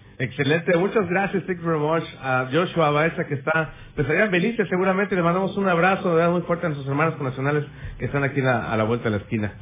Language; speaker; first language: Spanish; native; Spanish